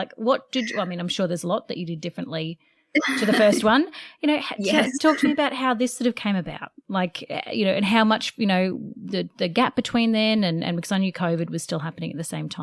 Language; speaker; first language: English; native; English